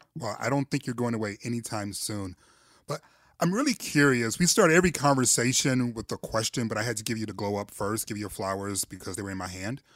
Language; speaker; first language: English; native; English